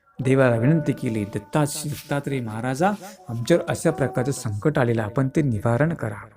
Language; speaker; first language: Marathi; native; Marathi